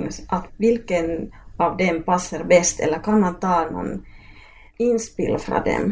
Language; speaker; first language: Swedish; non-native, local second language; Finnish